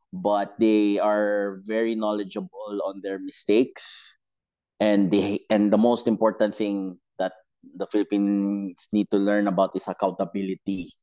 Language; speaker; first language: English; non-native, local second language; Cebuano